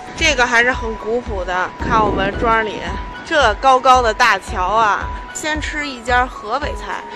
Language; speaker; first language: Chinese; native; Chinese